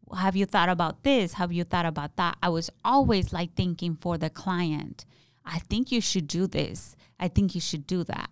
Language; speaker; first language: English; non-native, fluent; Spanish